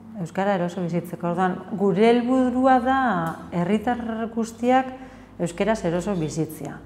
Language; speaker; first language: Basque; native; Basque